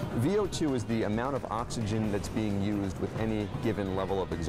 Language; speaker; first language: English; native; English